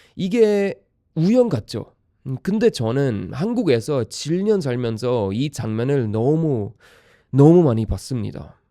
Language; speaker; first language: Korean; non-native, fluent; Swedish